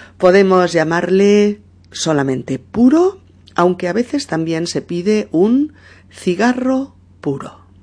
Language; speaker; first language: Spanish; native; Spanish